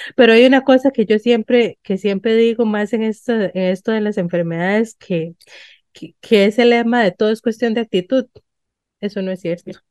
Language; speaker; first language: Spanish; native; Spanish